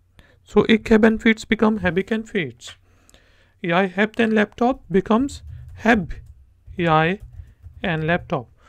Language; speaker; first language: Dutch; non-native, learner; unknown